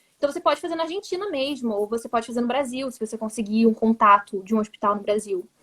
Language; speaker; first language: Portuguese; native; Portuguese